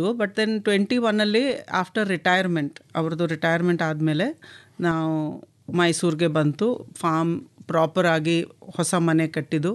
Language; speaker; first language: Kannada; non-native, local second language; Malayalam